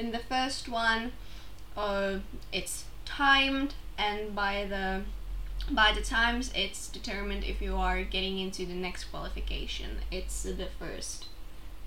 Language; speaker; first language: English; non-native, fluent; Czech